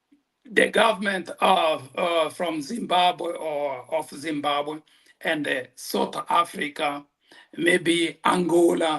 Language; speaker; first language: English; non-native, local second language; Portuguese